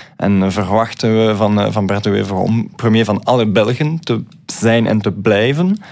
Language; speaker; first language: Dutch; non-native, local second language; French